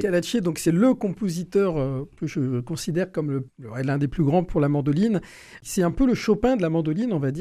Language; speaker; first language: French; native; French